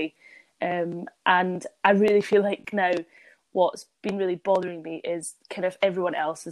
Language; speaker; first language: English; native; English